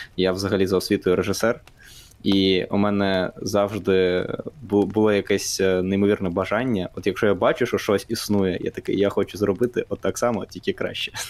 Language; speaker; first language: Ukrainian; non-native, local second language; Russian